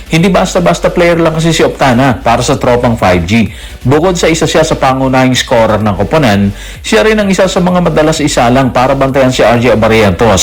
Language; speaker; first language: Filipino; native; Filipino